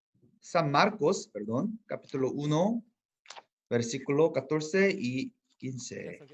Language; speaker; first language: Spanish; non-native, fluent; Korean